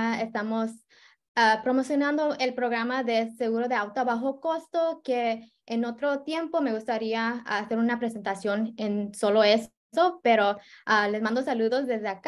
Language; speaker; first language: Spanish; early bilingual, heritage; Spanish